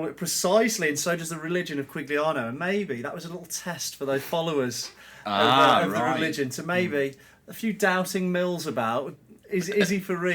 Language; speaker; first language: English; native; English